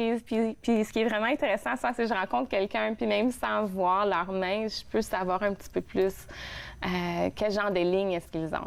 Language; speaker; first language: French; native; French